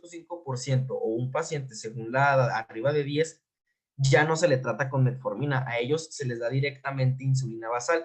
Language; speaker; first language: Spanish; native; Spanish